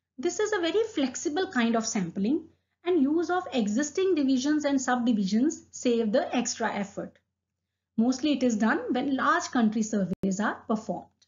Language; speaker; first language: English; non-native, local second language; Hindi